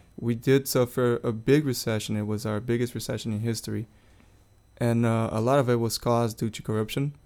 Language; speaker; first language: English; non-native, fluent; Portuguese